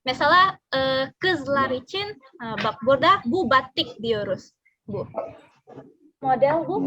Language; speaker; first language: Turkish; non-native, learner; Indonesian